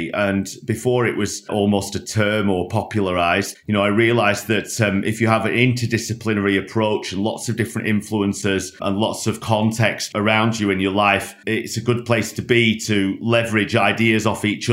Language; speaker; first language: English; native; English